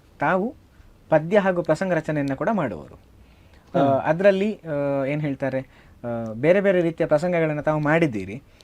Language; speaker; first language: Kannada; native; Kannada